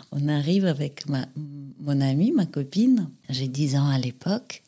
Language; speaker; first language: French; non-native, fluent; Russian